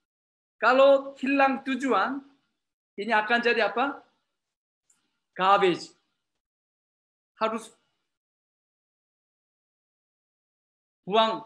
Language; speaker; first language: Indonesian; non-native, learner; Korean